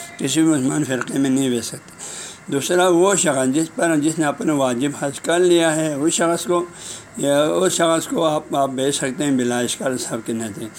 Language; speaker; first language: Urdu; non-native, local second language; Balti